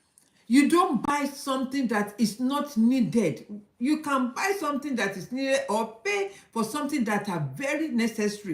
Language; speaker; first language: English; non-native, local second language; Yoruba